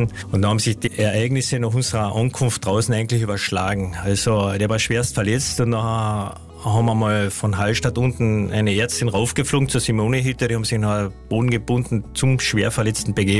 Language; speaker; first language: German; native; German